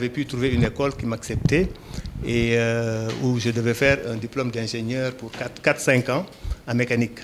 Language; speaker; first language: French; non-native, local second language; Wolof